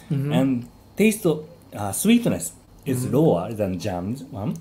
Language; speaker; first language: English; non-native, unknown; Japanese